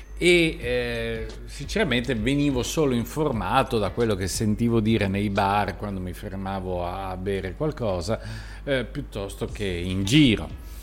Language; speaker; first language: Italian; native; Italian